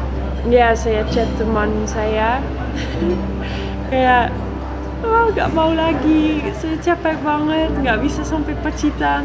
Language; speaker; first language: Indonesian; non-native, fluent; Dutch